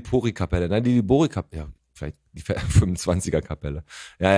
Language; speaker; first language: German; native; German